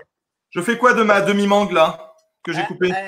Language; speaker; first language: French; native; French